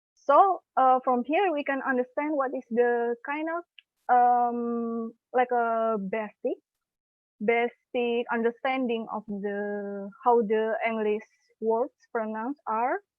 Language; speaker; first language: English; non-native, learner; Indonesian